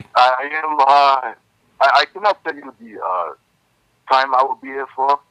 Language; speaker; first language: English; non-native, fluent; French